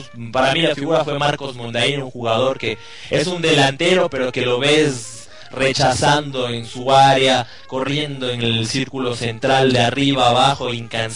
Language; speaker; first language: Spanish; native; Spanish